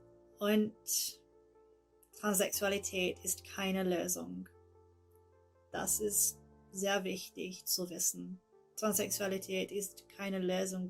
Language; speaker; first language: German; non-native, learner; English